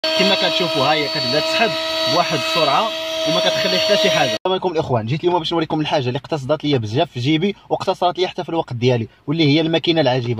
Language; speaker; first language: Arabic; native; Arabic